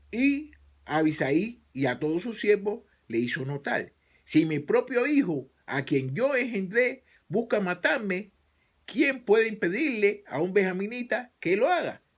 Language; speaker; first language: Spanish; native; Spanish